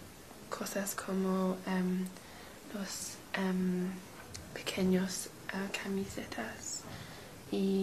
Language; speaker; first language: Spanish; non-native, learner; English